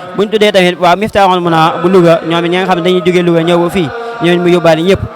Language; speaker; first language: Wolof; native; Wolof